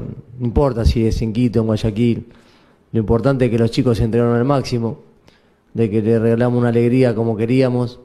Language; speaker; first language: Spanish; native; Spanish